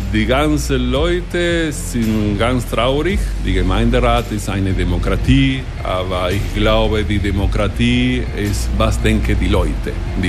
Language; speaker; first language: German; non-native, learner; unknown